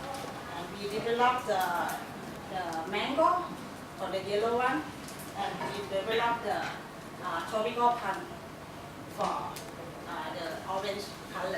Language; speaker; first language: English; non-native, learner; Thai